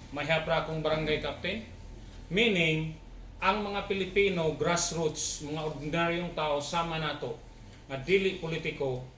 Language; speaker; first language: Cebuano; native; Cebuano